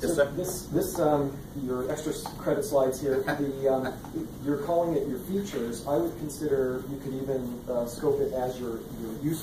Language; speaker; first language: English; native; English